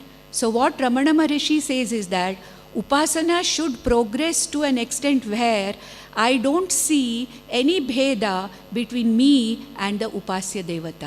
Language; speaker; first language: English; non-native, local second language; Konkani